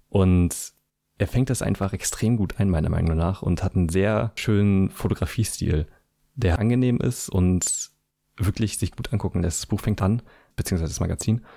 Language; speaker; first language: German; native; German